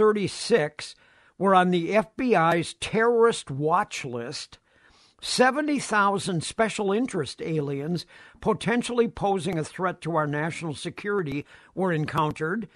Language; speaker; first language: English; native; English